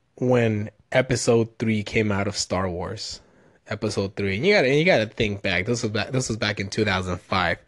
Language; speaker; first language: English; early bilingual, other home language; Spanish